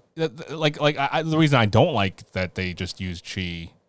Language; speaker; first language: English; early bilingual, other home language; Filipino